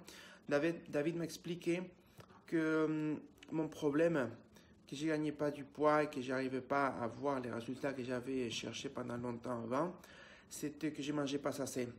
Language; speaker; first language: French; non-native, fluent; Spanish